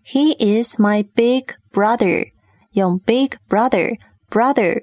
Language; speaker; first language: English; non-native, fluent; Chinese